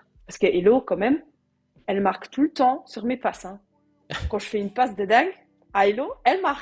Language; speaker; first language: French; non-native, learner; Dutch